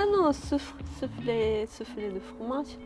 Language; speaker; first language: French; non-native, learner; Japanese